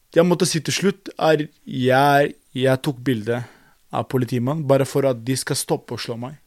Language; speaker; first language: Norwegian; non-native, fluent; Arabic